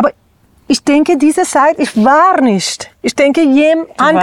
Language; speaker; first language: German; non-native, learner; Persian